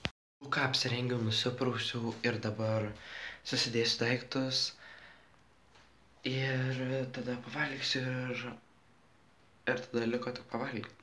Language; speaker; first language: Lithuanian; native; Lithuanian